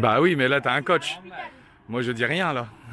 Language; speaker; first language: French; native; French